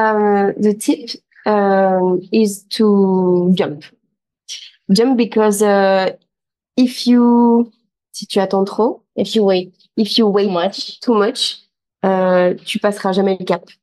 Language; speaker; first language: English; non-native, local second language; French